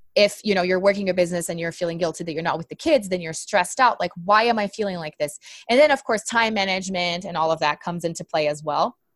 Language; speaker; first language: English; non-native, fluent; Portuguese